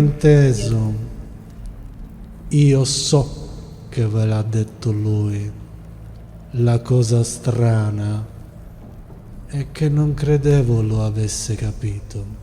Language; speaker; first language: Italian; native; Italian